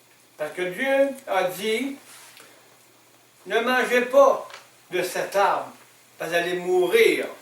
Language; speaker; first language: French; native; French